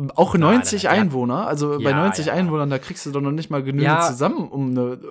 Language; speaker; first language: German; native; German